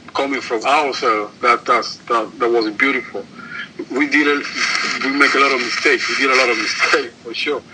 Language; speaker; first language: English; non-native, learner; Spanish